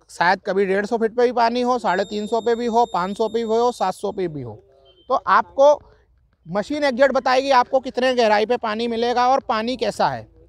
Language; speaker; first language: Hindi; native; Hindi